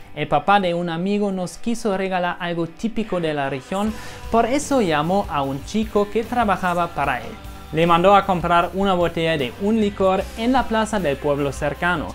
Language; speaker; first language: Spanish; non-native, fluent; German